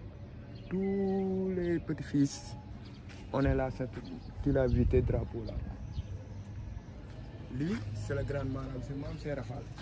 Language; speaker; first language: French; non-native, local second language; Wolof